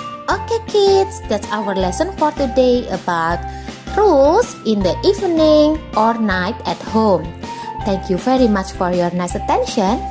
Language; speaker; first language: English; non-native, fluent; Indonesian